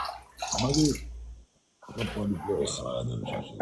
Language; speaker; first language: French; non-native, local second language; Arabic